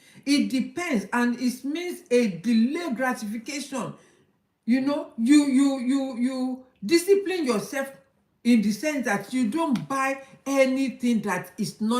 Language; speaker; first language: English; non-native, local second language; Yoruba